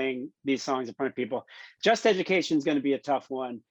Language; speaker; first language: English; native; English